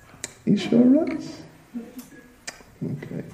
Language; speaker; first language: Russian; non-native, learner; English